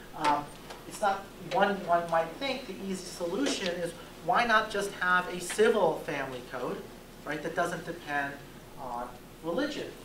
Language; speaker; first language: English; native; English